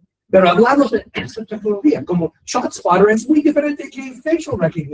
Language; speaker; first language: Spanish; non-native, learner; English